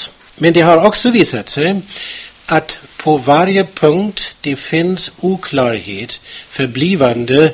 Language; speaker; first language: Swedish; non-native, fluent; German